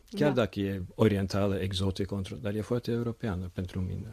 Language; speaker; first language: Romanian; non-native, fluent; Norwegian